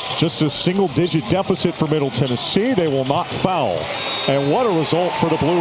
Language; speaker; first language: English; native; English